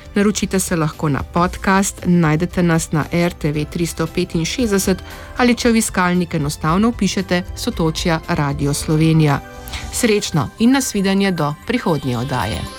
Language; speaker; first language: Slovenian; native; Slovenian